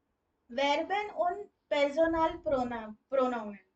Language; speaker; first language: German; non-native, fluent; Hindi